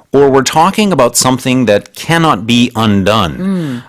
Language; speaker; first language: English; native; English